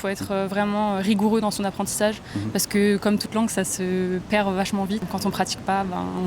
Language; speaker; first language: French; native; French